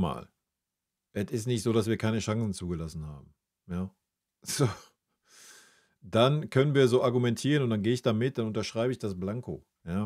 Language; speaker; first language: German; native; German